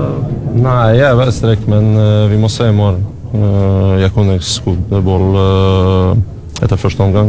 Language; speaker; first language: Norwegian; non-native, learner; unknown